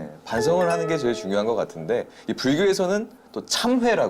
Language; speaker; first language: Korean; native; Korean